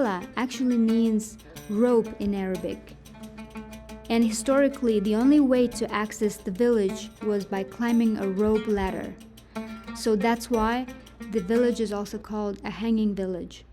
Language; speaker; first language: English; non-native, fluent; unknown